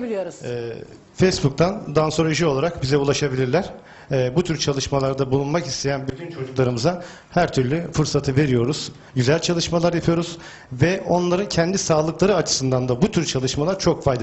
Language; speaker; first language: Turkish; native; Turkish